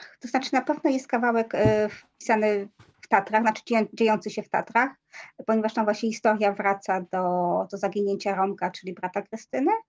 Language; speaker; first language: Polish; native; Polish